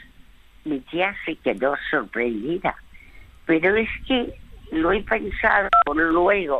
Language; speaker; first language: Spanish; early bilingual, other home language; French